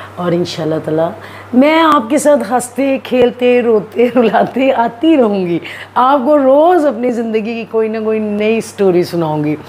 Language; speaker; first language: Urdu; non-native, local second language; Punjabi